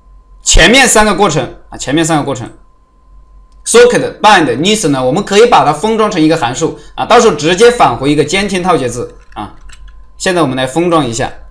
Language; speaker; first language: Chinese; native; Chinese